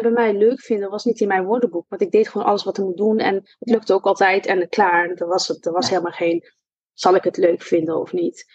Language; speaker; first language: Dutch; early bilingual, other home language; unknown